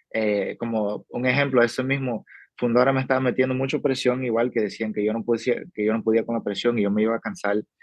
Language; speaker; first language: Spanish; early bilingual, heritage; Spanish